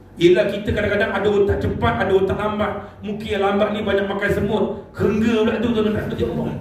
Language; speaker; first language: Malay; non-native, local second language; Tamil